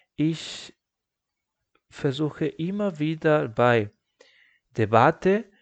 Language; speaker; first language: German; non-native, fluent; Spanish